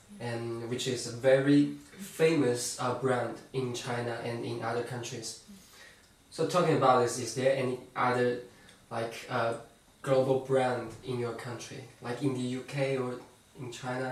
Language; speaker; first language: English; non-native, fluent; Chinese